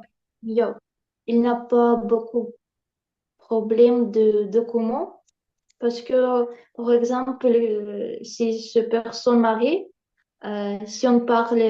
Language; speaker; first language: French; non-native, learner; Ukrainian